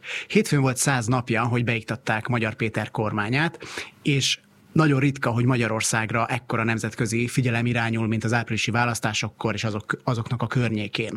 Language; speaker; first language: Hungarian; native; Hungarian